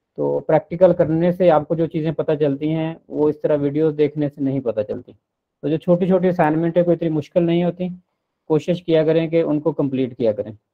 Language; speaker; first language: Urdu; non-native, local second language; Punjabi